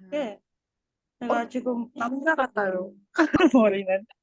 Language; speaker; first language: Korean; non-native, learner; Indonesian